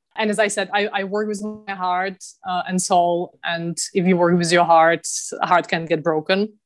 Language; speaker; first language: English; non-native, fluent; Czech